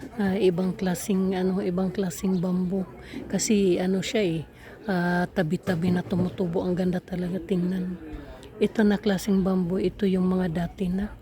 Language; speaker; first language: Filipino; native; Filipino